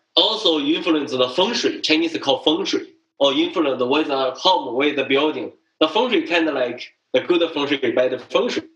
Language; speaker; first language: English; non-native, learner; Chinese